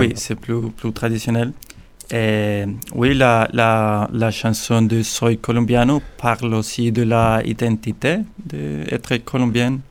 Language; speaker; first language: French; non-native, learner; Spanish